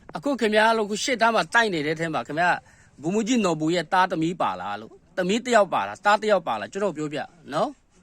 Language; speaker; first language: Burmese; non-native, local second language; Kachin